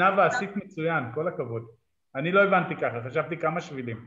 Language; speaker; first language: Hebrew; native; Hebrew